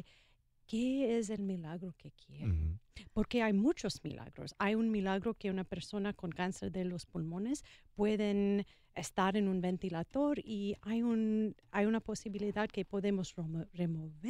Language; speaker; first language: Spanish; non-native, learner; English